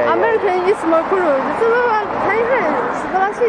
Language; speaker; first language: Japanese; non-native, learner; Chinese